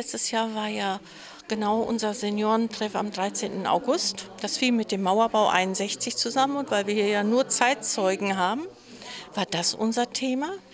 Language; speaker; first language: German; native; German